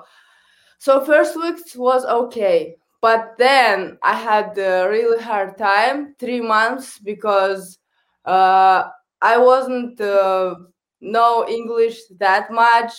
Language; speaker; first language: English; non-native, learner; Kazakh